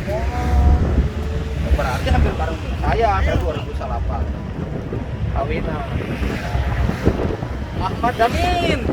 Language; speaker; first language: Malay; non-native, local second language; Sundanese